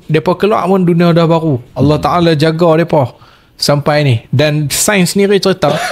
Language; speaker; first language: Malay; native; Malay